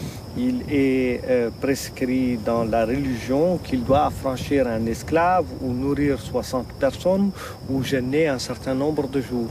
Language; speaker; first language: French; non-native, local second language; Arabic